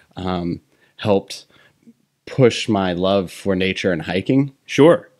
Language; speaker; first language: English; native; English